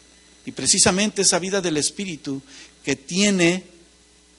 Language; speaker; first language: Spanish; native; Spanish